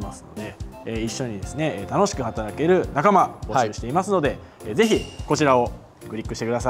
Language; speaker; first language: Japanese; native; Japanese